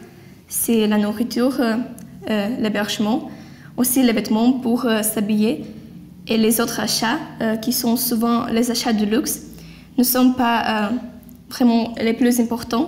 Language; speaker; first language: French; non-native, learner; Lithuanian